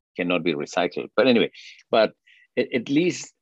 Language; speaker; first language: English; non-native, fluent; Spanish